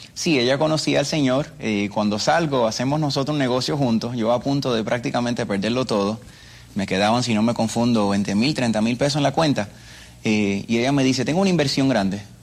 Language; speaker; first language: Spanish; early bilingual, other home language; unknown